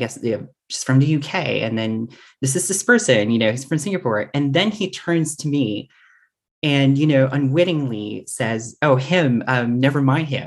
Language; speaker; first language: English; non-native, local second language; Filipino